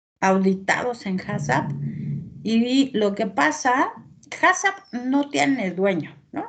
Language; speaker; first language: Spanish; native; Spanish